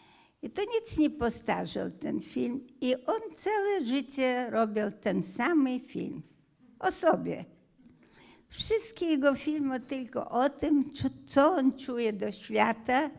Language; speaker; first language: Polish; non-native, fluent; Hungarian